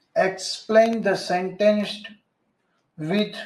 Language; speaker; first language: English; non-native, local second language; Gujarati